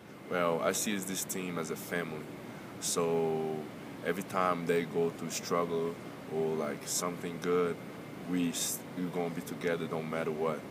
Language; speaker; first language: English; non-native, fluent; Portuguese